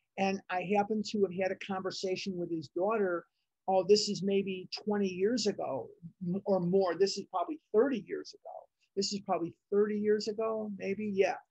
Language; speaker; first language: English; native; English